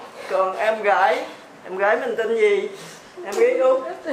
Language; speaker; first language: Vietnamese; native; Vietnamese